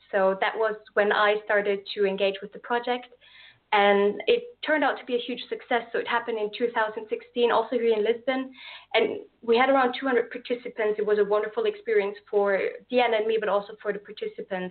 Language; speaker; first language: English; non-native, fluent; German